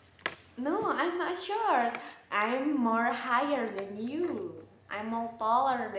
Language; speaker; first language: English; non-native, learner; Indonesian